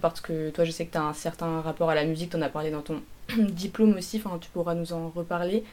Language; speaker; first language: French; native; French